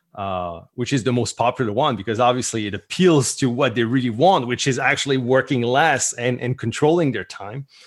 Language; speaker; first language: English; non-native, fluent; French